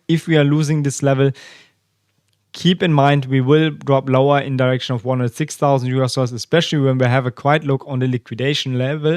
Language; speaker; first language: English; non-native, fluent; German